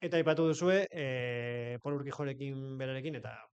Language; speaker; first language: Basque; native; Basque